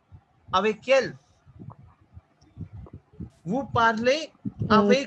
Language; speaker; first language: French; non-native, fluent; Hindi